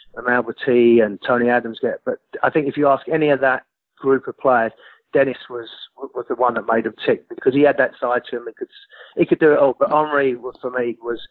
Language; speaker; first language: English; native; English